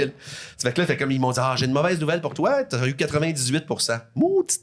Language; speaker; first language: French; native; French